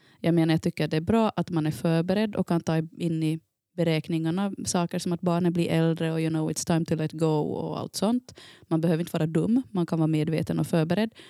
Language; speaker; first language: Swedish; native; Swedish